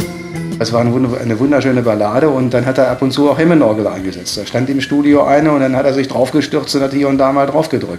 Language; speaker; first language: German; native; German